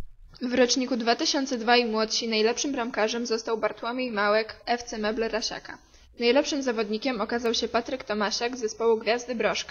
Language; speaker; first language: Polish; native; Polish